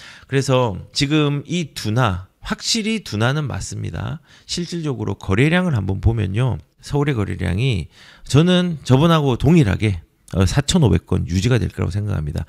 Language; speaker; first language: Korean; native; Korean